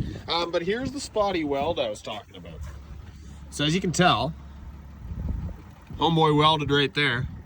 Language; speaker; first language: English; native; English